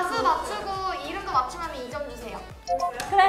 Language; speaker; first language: Korean; native; Korean